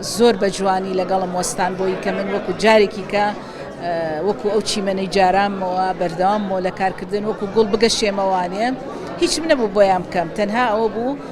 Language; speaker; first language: Central Kurdish; native; Central Kurdish